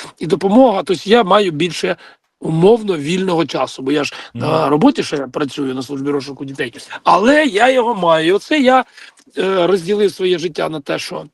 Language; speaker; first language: Ukrainian; non-native, local second language; Russian